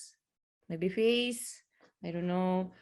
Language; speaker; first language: English; non-native, learner; Japanese